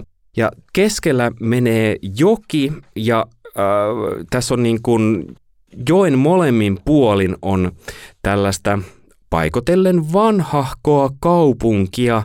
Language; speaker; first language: Finnish; native; Finnish